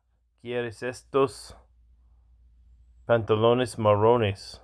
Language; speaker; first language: Spanish; non-native, learner; English